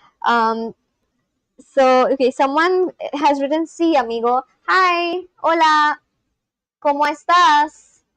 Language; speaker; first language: Spanish; non-native, learner; English